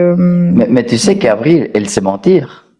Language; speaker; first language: French; non-native, fluent; Spanish